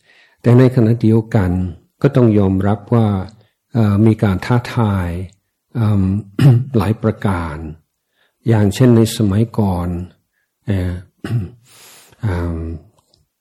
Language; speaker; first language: Thai; non-native, fluent; English